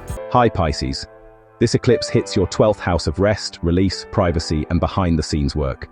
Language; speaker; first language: English; native; English